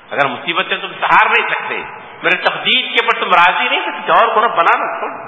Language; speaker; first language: Urdu; native; Urdu